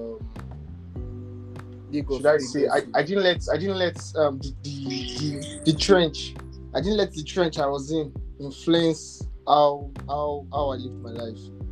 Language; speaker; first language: English; non-native, local second language; Yoruba